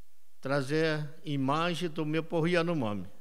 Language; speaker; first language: Portuguese; non-native, local second language; Yanomámi